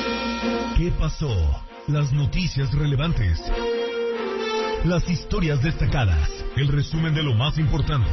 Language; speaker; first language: Spanish; native; Spanish